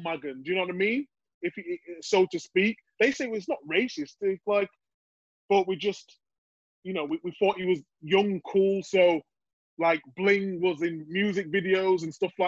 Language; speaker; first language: English; native; English